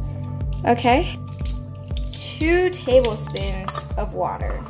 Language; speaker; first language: English; native; English